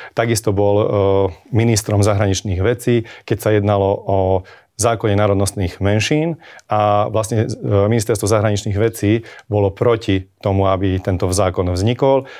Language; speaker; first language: Slovak; non-native, local second language; Hungarian